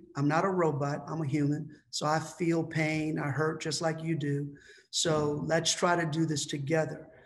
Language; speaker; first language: English; native; English